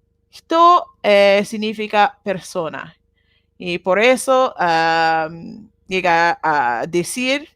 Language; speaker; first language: Spanish; non-native, learner; Japanese